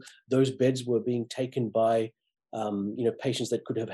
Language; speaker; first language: English; native; English